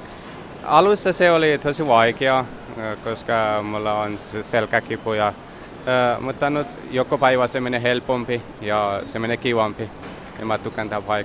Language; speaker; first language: Finnish; non-native, learner; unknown